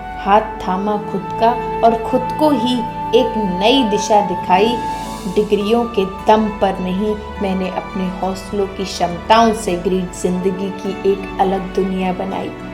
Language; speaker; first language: Hindi; native; Hindi